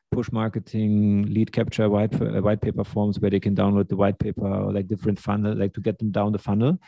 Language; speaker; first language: English; early bilingual, other home language; Russian